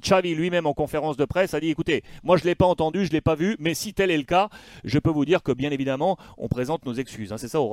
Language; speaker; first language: French; native; French